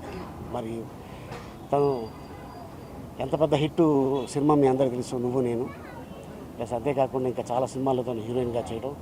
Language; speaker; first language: Telugu; native; Telugu